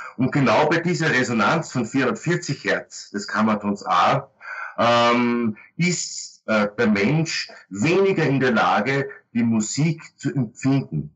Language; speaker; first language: German; native; German